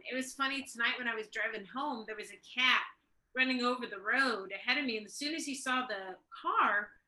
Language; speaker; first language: English; early bilingual, other home language; Swedish